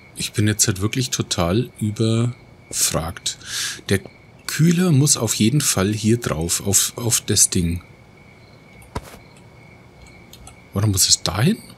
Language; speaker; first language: German; native; German